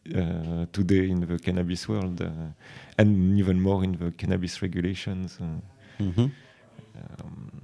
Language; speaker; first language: English; non-native, fluent; French